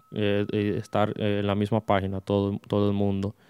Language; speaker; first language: Spanish; early bilingual, heritage; Spanish